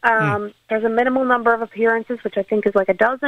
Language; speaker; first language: English; native; English